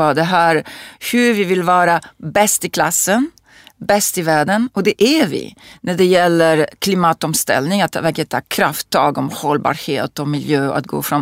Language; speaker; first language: Swedish; non-native, fluent; Italian